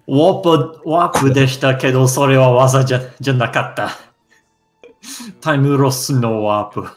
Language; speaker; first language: Japanese; non-native, learner; English